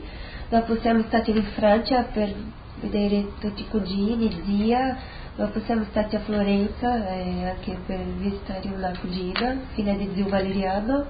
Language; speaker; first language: Italian; non-native, learner; Portuguese